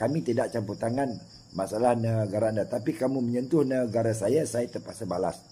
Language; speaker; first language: Malay; native; Malay